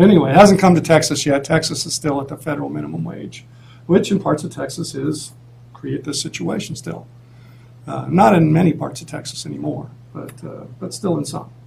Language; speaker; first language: English; native; English